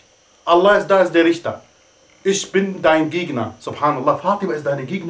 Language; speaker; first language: German; non-native, fluent; Arabic